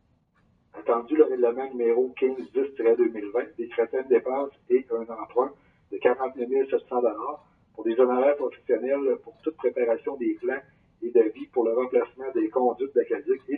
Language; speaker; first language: French; native; French